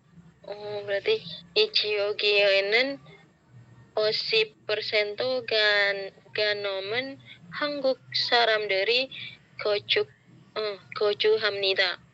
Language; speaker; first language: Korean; non-native, learner; Indonesian